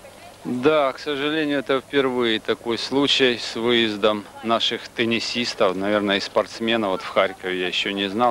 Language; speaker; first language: Russian; native; Russian